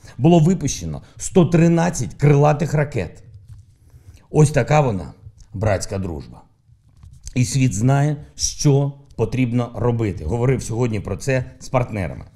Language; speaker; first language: Ukrainian; non-native, local second language; Russian